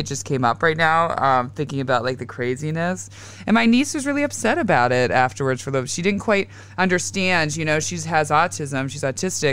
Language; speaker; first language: English; native; English